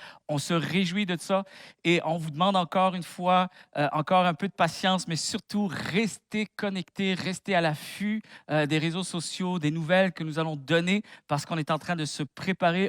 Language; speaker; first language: French; native; French